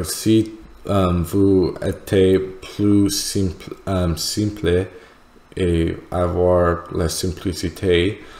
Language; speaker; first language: French; non-native, learner; English